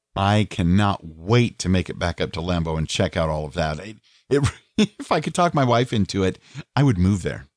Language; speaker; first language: English; native; English